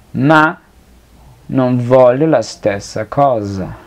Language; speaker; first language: Italian; non-native, fluent; Spanish